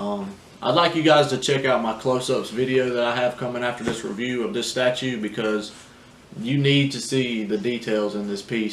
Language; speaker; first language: English; native; English